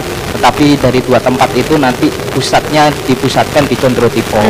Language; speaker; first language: Indonesian; native; Indonesian